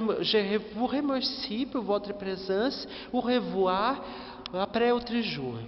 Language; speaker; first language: French; non-native, learner; Portuguese